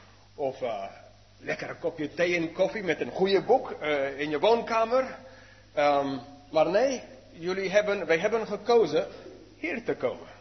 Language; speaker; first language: Dutch; non-native, fluent; English